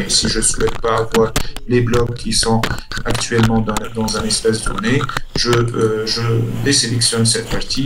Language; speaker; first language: French; non-native, local second language; Arabic